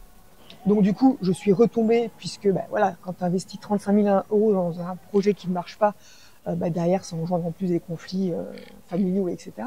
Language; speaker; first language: French; native; French